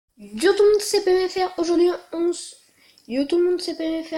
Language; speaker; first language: French; native; French